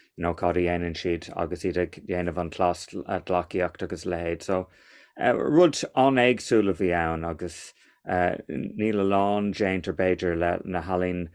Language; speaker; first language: Irish; non-native, local second language; English